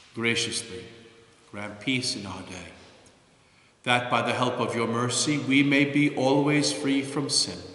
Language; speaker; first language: English; native; English